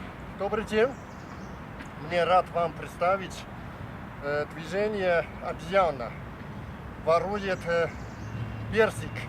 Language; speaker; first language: Russian; non-native, learner; Chinese